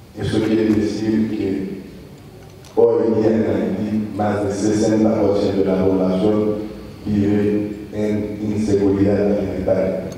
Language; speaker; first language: Spanish; non-native, fluent; French